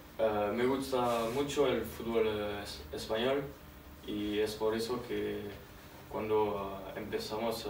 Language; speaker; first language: Spanish; non-native, learner; French